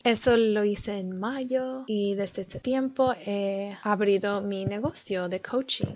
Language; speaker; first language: Spanish; early bilingual, heritage; Spanish